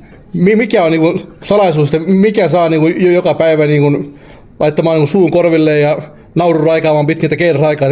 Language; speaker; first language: Finnish; native; Finnish